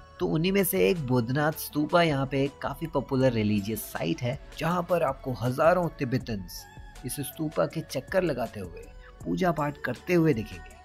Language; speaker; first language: Hindi; native; Hindi